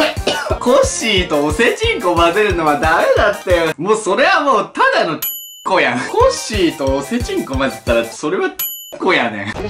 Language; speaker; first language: Japanese; native; Japanese